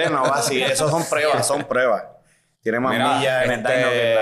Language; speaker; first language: Spanish; native; Spanish